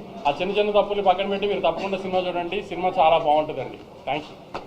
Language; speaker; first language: Telugu; native; Telugu